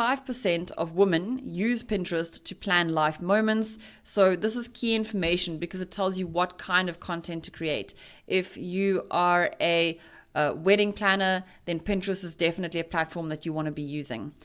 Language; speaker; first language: English; native; English